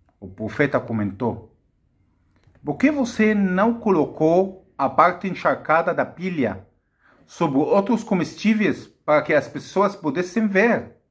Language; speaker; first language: Portuguese; non-native, fluent; Arabic